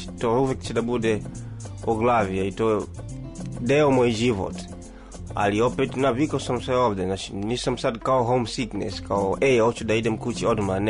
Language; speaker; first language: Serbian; non-native, learner; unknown